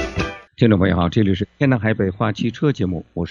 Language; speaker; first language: Chinese; native; Chinese